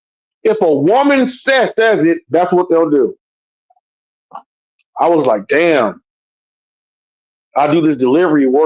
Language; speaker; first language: English; native; English